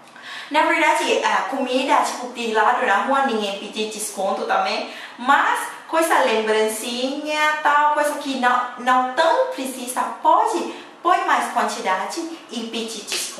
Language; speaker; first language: Portuguese; non-native, learner; Thai